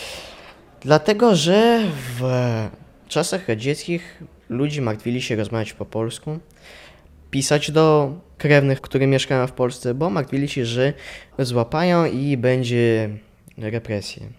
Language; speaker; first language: Polish; non-native, local second language; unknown